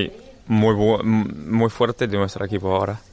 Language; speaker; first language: Spanish; non-native, learner; English